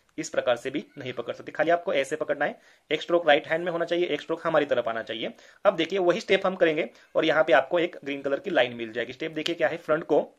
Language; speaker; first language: Hindi; non-native, local second language; Marathi